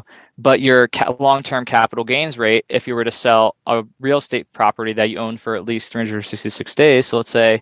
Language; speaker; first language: English; native; English